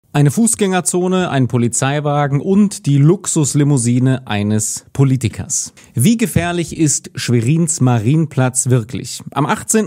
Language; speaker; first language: German; native; German